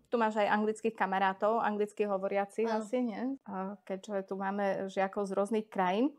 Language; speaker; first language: Slovak; native; Slovak